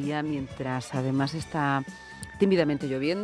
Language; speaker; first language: Spanish; native; Spanish